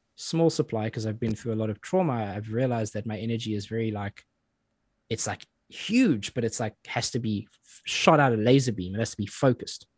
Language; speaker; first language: English; native; English